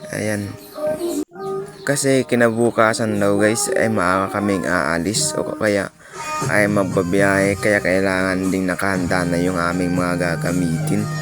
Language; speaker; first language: Filipino; non-native, local second language; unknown